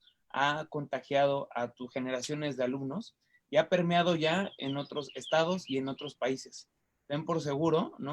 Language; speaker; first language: Spanish; native; Spanish